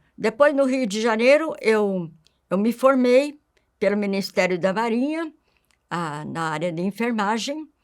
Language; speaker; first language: Portuguese; native; Portuguese